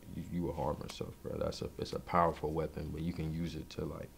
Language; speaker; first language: English; native; English